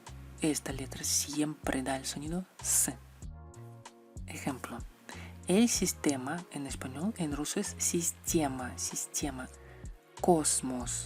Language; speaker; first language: Spanish; non-native, fluent; Russian